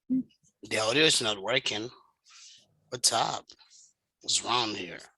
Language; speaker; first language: English; non-native, fluent; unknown